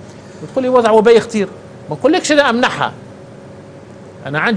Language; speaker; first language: Arabic; native; Arabic